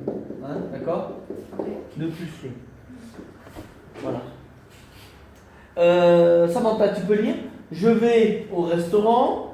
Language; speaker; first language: French; non-native, fluent; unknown